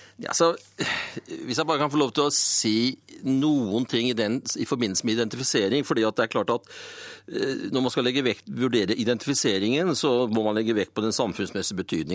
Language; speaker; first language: Norwegian; native; Norwegian